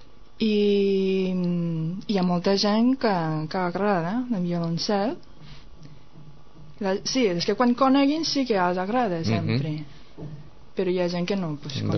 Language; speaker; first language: Catalan; non-native, fluent; Japanese